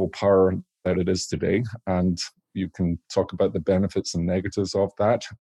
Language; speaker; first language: English; native; English